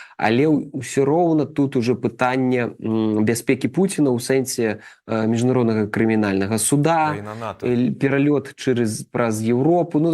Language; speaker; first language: Belarusian; native; Belarusian